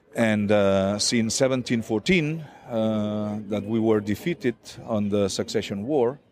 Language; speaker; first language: English; non-native, fluent; Catalan